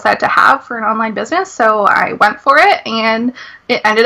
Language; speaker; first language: English; native; English